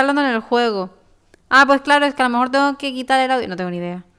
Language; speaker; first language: Spanish; native; Spanish